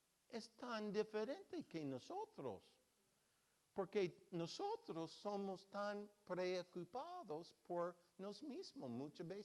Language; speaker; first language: Spanish; non-native, fluent; English